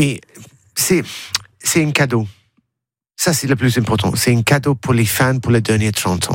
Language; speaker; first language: French; non-native, learner; English